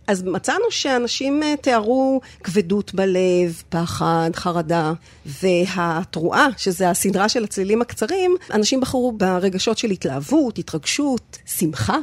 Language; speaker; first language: Hebrew; native; Hebrew